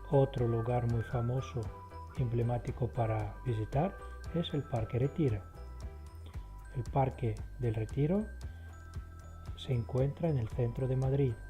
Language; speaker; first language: Spanish; non-native, fluent; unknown